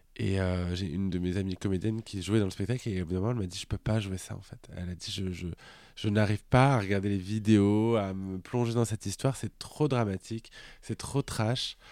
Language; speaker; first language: French; native; French